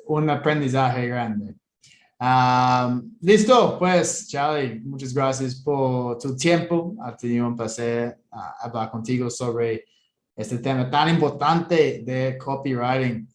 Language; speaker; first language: Spanish; non-native, fluent; English